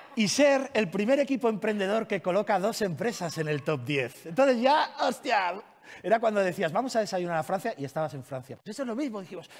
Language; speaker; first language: Spanish; non-native, local second language; Catalan